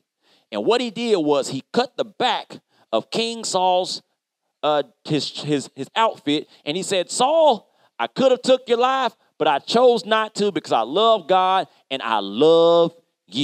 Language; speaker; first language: English; native; English